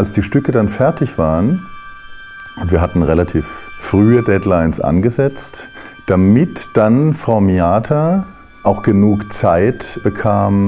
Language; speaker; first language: German; native; German